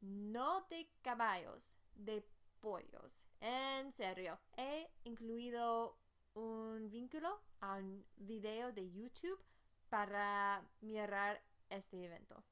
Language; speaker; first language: Spanish; non-native, fluent; English